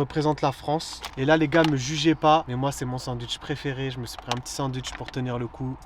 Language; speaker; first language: French; native; French